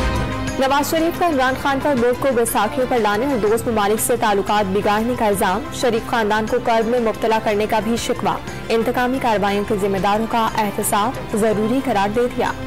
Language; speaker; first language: Urdu; native; Urdu